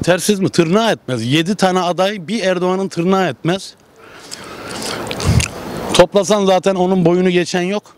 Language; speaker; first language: Turkish; early bilingual, heritage; Turkish